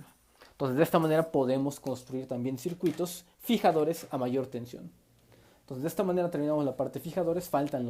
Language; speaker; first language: Spanish; native; Spanish